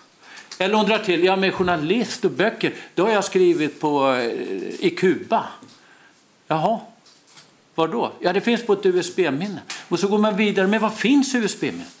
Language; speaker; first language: Swedish; native; Swedish